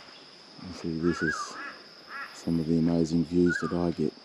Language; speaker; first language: English; native; English